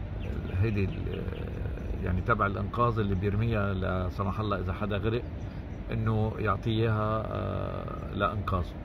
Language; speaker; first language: Arabic; native; Arabic